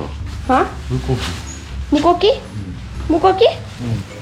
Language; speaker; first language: Korean; non-native, learner; Thai